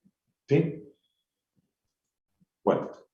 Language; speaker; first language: Spanish; native; Spanish